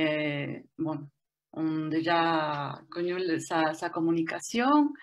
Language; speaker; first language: French; non-native, fluent; Spanish